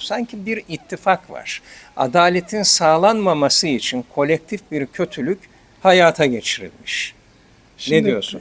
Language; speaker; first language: Turkish; native; Turkish